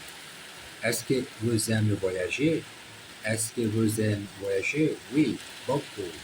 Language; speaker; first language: French; non-native, learner; Portuguese